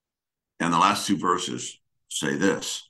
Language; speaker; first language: English; native; English